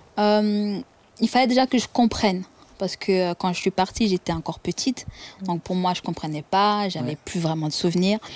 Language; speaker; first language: French; non-native, local second language; Kinyarwanda